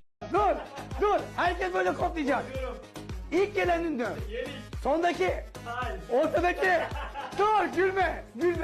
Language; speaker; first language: Turkish; native; Turkish